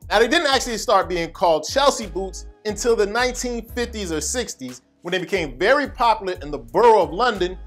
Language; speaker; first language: English; native; English